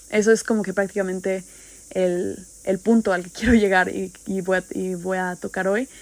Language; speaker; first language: Spanish; native; Spanish